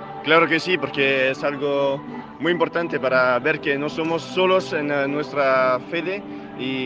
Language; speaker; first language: Spanish; non-native, learner; French